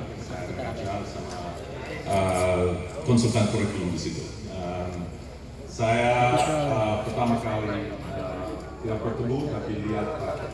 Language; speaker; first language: Indonesian; non-native, fluent; English